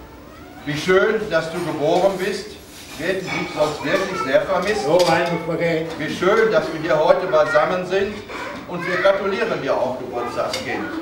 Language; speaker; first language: German; native; German